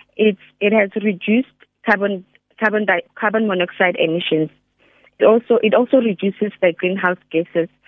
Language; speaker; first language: English; non-native, local second language; Northern Sotho